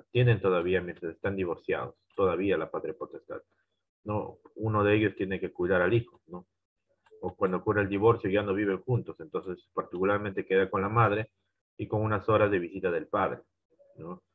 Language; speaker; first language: Spanish; native; Spanish